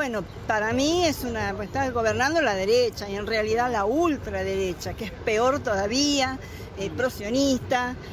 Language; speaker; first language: Spanish; native; Spanish